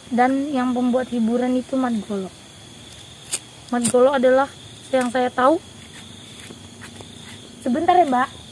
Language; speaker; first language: Indonesian; native; Indonesian